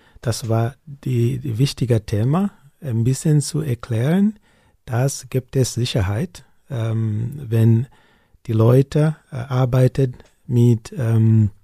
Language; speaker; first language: German; non-native, learner; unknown